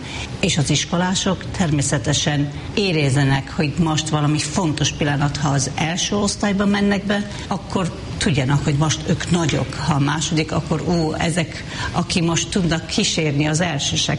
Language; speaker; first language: Hungarian; non-native, fluent; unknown